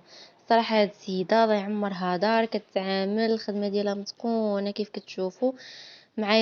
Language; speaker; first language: Arabic; native; Arabic